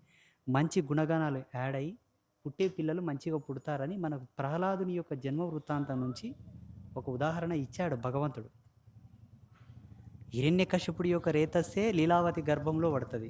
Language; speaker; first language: Telugu; native; Telugu